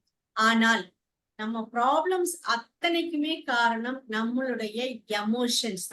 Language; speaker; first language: Tamil; native; Tamil